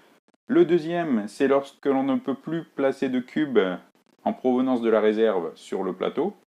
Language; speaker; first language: French; native; French